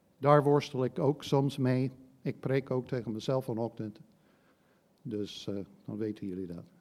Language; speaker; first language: Dutch; non-native, fluent; English